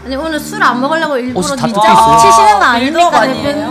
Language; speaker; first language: Korean; native; Korean